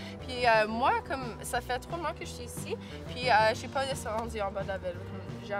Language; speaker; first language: French; native; French